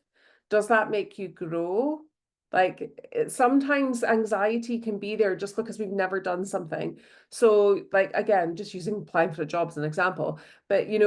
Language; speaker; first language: English; native; English